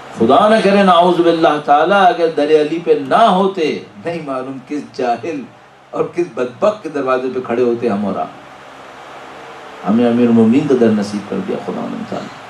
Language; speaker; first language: Urdu; native; Urdu